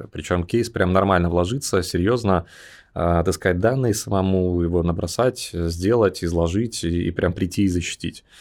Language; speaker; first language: Russian; native; Russian